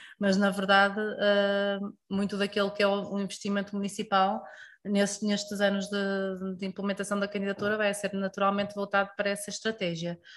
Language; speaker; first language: Portuguese; native; Portuguese